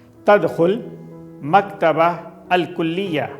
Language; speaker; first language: Arabic; non-native, fluent; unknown